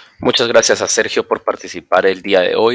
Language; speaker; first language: Spanish; native; Spanish